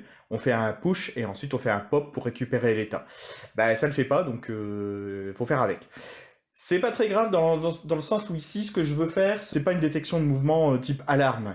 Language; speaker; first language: French; native; French